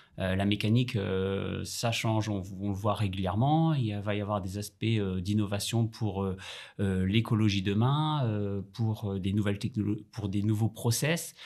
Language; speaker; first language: French; native; French